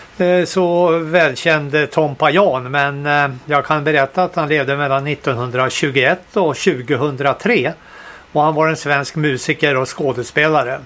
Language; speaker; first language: Swedish; native; Swedish